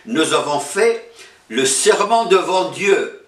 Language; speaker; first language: French; non-native, local second language; Arabic